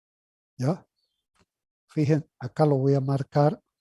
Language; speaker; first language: Spanish; native; Spanish